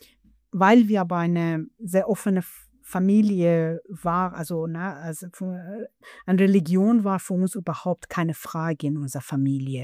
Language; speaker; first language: German; non-native, fluent; Persian